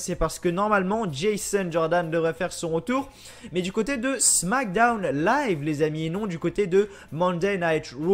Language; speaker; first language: French; native; French